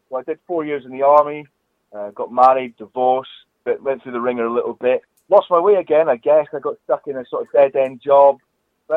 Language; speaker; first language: English; native; English